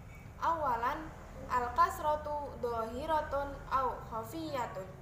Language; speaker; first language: Arabic; non-native, learner; Indonesian